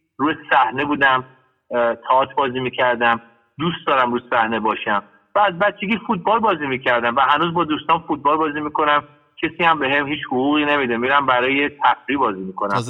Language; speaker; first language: Persian; early bilingual, heritage; Persian